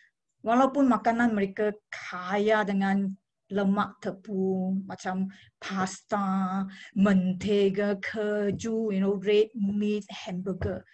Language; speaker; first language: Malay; non-native, local second language; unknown